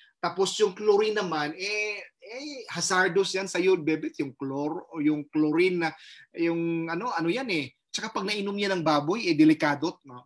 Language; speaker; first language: Filipino; non-native, local second language; Cebuano